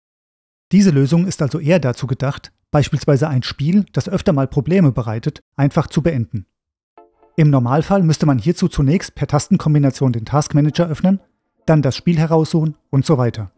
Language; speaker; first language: German; native; German